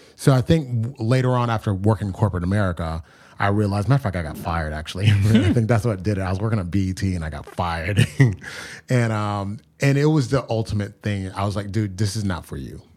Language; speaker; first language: English; native; English